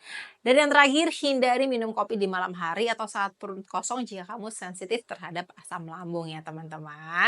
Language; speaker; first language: Indonesian; native; Indonesian